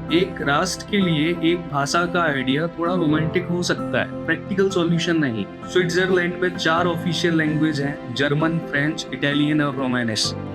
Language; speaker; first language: Hindi; native; Hindi